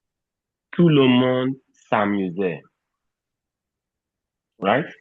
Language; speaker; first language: French; non-native, fluent; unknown